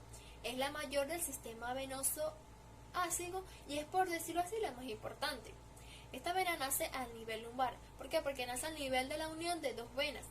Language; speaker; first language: Spanish; native; Spanish